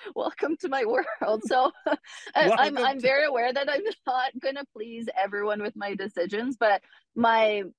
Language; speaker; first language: English; native; English